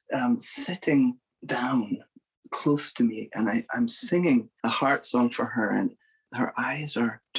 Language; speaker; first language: English; native; English